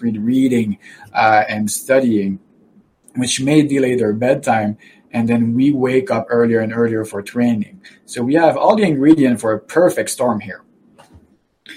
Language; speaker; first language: English; native; English